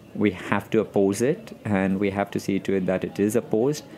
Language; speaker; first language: English; non-native, local second language; Gujarati